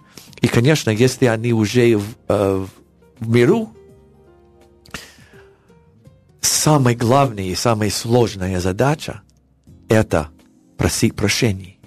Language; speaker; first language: Russian; non-native, learner; English